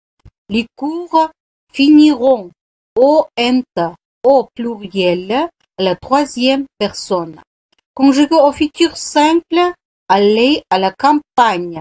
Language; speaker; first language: French; non-native, fluent; Kazakh